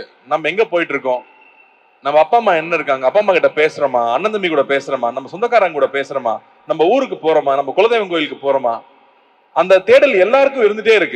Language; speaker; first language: Tamil; native; Tamil